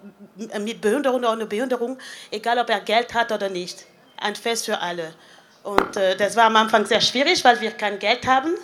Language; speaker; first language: German; non-native, fluent; French